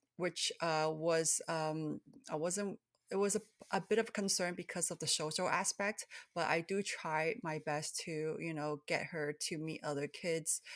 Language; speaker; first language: English; early bilingual, other home language; Cantonese